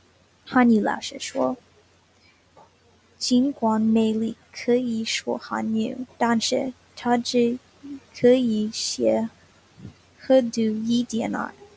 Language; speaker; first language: Chinese; non-native, learner; English